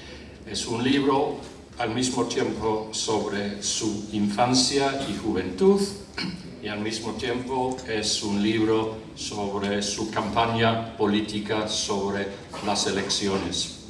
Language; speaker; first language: Spanish; non-native, fluent; English